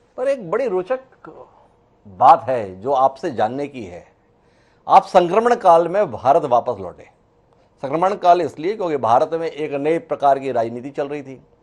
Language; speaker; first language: Hindi; native; Hindi